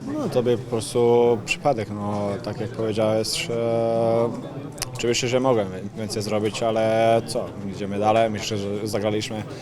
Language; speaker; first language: Polish; non-native, fluent; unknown